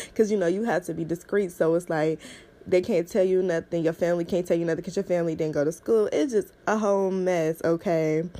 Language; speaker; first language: English; native; English